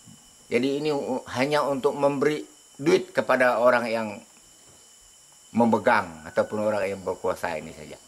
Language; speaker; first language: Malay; non-native, local second language; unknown